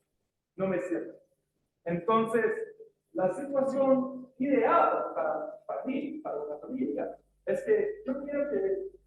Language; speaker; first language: Spanish; non-native, fluent; English